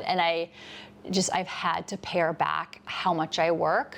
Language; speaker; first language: English; native; English